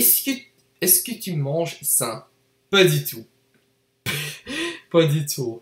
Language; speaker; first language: French; non-native, learner; English